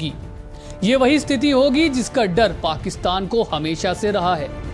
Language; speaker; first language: Hindi; native; Hindi